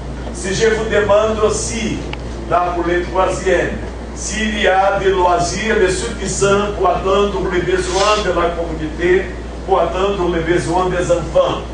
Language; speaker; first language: French; non-native, fluent; Portuguese